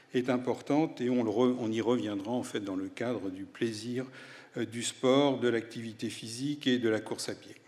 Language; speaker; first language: French; native; French